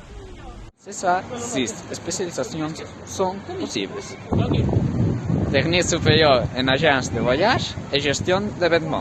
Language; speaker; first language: French; non-native, learner; Spanish